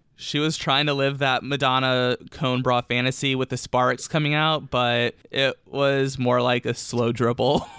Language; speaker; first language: English; early bilingual, other home language; Romanian